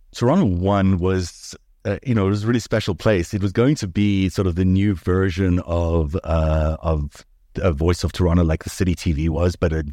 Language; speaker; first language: English; early bilingual, other home language; Hebrew